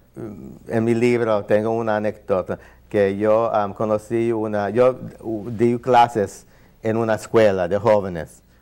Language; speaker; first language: Spanish; non-native, fluent; English